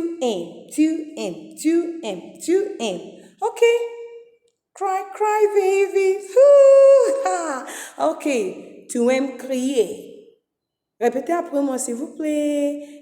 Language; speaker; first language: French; non-native, fluent; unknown